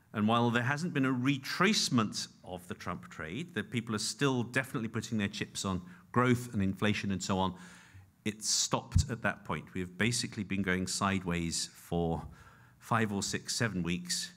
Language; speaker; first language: English; native; English